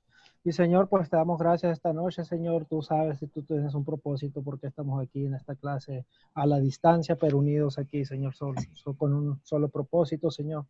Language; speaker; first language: Spanish; native; Spanish